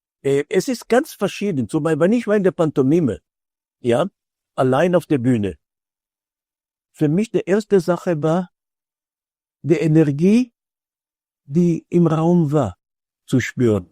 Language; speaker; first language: German; non-native, fluent; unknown